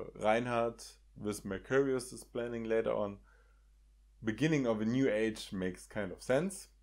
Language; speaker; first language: English; non-native, fluent; German